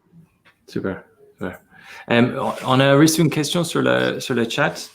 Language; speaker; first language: French; non-native, fluent; English